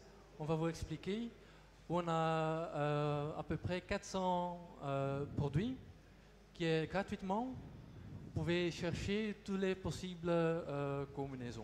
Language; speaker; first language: French; non-native, local second language; Dutch